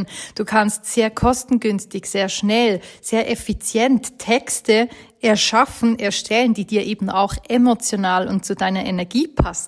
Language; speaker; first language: German; native; German